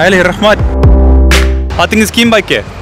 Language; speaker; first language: Kyrgyz; non-native, fluent; English